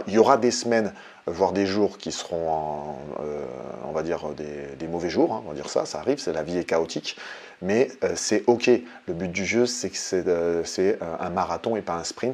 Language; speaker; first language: French; native; French